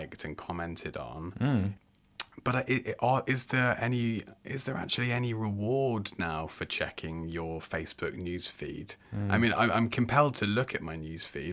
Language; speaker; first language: English; native; English